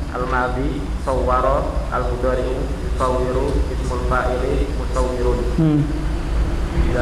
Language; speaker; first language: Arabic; non-native, learner; Indonesian